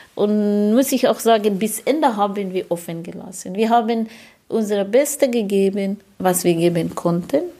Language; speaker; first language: German; non-native, fluent; Persian